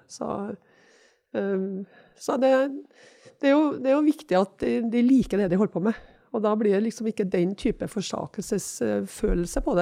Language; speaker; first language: Norwegian; native; Norwegian